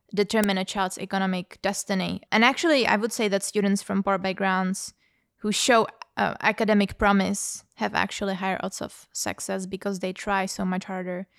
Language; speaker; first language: English; non-native, fluent; Czech